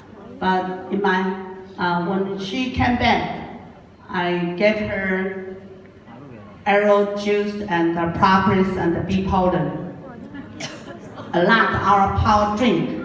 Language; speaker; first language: English; non-native, learner; Japanese